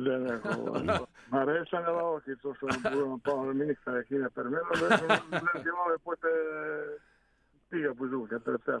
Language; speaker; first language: Greek; non-native, fluent; Bosnian